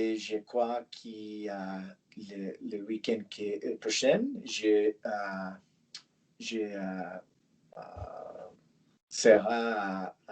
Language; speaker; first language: French; non-native, learner; English